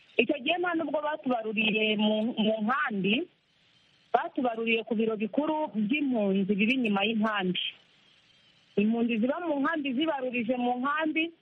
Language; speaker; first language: Kinyarwanda; native; Kinyarwanda